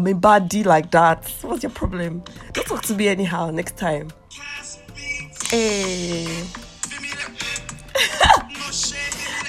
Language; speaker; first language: English; non-native, local second language; Yoruba